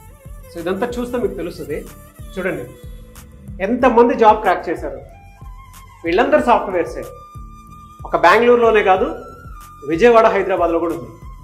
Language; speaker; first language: Telugu; native; Telugu